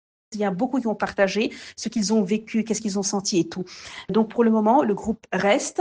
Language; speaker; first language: French; non-native, local second language; Arabic